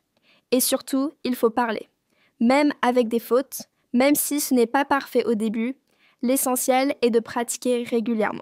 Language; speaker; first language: French; non-native, fluent; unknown